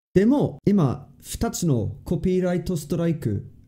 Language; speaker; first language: Japanese; non-native, fluent; English